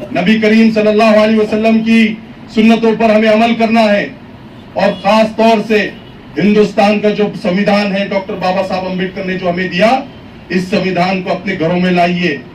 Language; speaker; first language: Urdu; native; Urdu